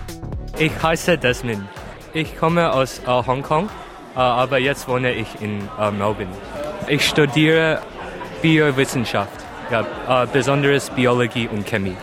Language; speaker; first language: German; non-native, learner; Cantonese